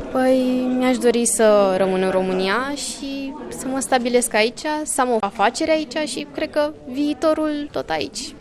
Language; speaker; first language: Romanian; early bilingual, other home language; Chinese